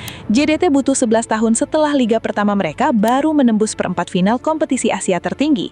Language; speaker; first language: Indonesian; native; Indonesian